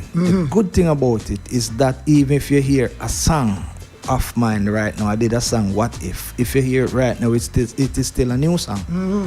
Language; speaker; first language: English; native; English